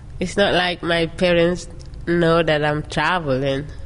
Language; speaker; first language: English; non-native, local second language; Mandingo